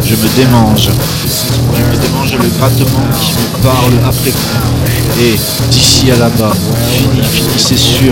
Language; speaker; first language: French; native; French